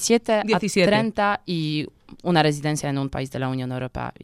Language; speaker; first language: Spanish; non-native, learner; Polish